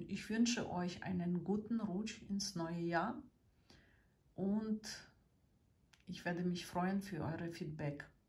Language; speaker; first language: German; non-native, fluent; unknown